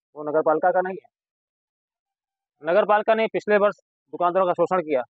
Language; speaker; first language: Hindi; native; Hindi